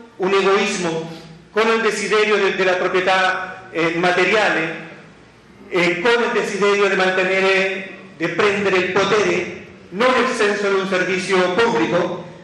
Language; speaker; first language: Italian; non-native, fluent; Spanish